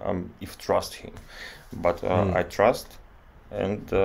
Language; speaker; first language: English; non-native, learner; Russian